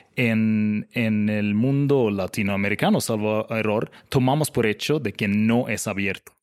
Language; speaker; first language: Spanish; non-native, fluent; Swedish